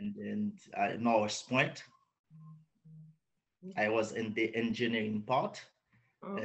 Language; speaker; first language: English; non-native, learner; Haitian Creole